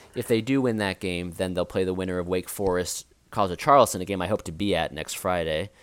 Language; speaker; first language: English; native; English